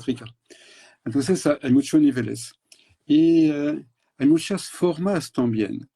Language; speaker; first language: Spanish; non-native, fluent; French